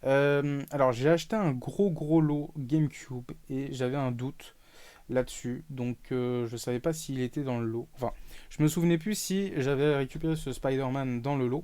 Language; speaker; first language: French; native; French